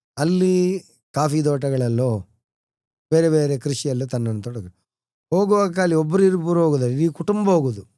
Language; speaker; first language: Kannada; non-native, local second language; Tulu